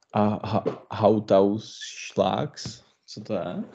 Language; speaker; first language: German; non-native, learner; Czech